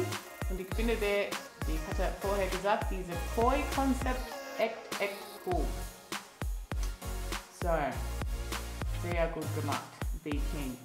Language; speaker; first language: German; non-native, learner; English